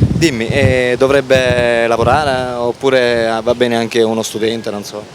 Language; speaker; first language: Italian; native; Italian